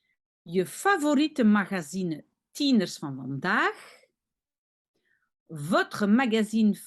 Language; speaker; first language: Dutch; non-native, local second language; French